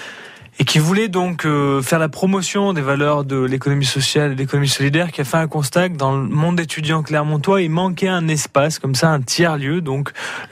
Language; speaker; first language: French; native; French